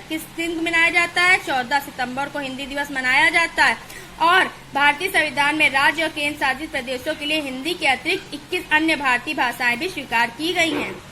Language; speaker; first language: Hindi; native; Hindi